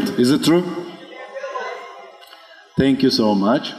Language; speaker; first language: English; non-native, learner; Turkish